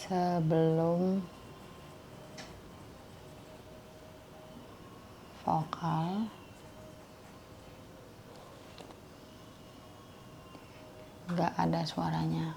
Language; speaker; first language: Indonesian; native; Indonesian